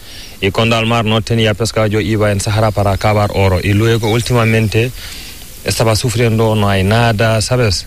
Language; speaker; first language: Spanish; non-native, learner; Fula